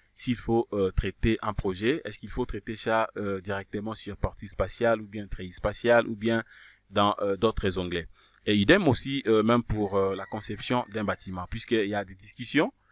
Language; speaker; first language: French; non-native, local second language; Kongo